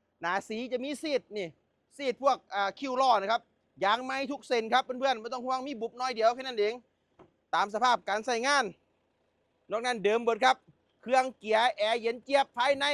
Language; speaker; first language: Thai; non-native, local second language; Northeastern Thai